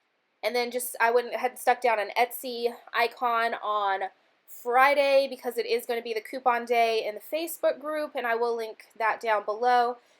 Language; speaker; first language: English; native; English